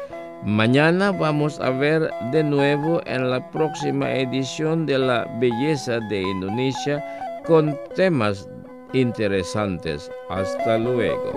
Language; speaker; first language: Spanish; non-native, fluent; Indonesian